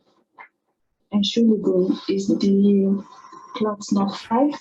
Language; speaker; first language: German; non-native, learner; Spanish